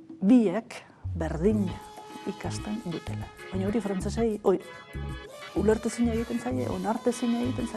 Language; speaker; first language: Basque; native; Basque